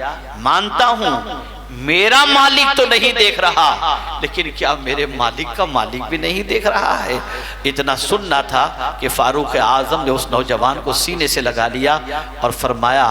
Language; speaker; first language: Urdu; native; Urdu